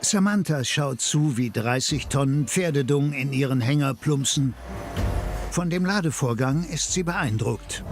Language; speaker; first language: German; native; German